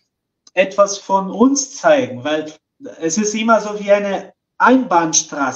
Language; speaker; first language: German; non-native, fluent; Portuguese